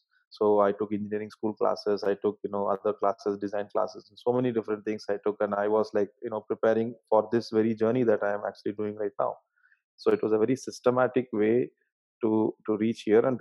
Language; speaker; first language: English; non-native, local second language; Tamil